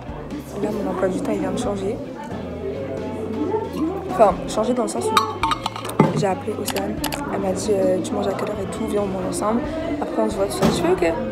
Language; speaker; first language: French; native; French